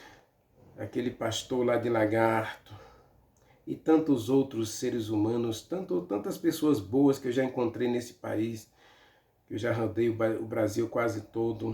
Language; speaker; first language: Portuguese; native; Portuguese